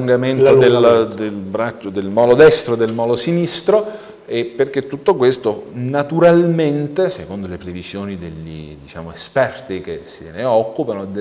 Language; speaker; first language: Italian; native; Italian